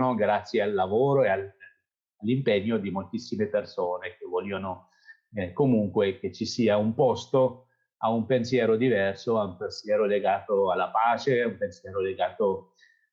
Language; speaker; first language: Italian; non-native, fluent; Kabyle